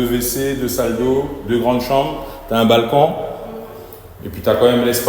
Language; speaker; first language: French; native; French